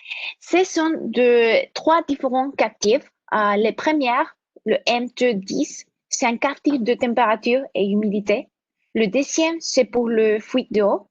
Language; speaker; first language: French; non-native, fluent; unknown